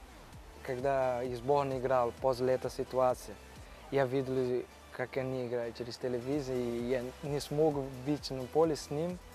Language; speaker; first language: Russian; non-native, learner; Portuguese